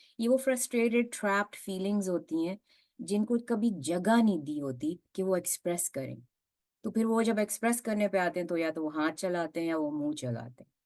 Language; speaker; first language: Urdu; early bilingual, heritage; Urdu